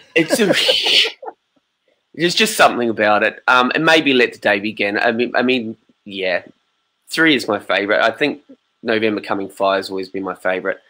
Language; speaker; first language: English; native; English